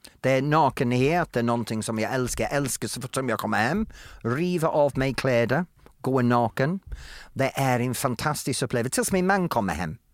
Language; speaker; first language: Swedish; non-native, fluent; English